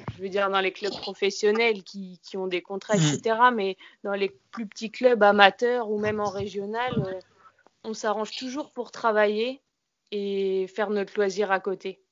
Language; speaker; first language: French; native; French